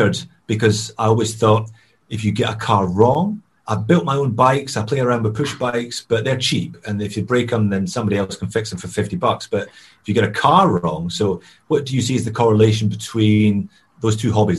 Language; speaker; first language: English; native; English